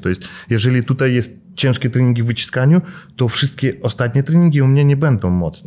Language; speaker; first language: Polish; non-native, fluent; Russian